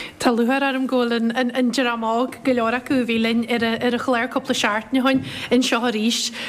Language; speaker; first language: Irish; native; Irish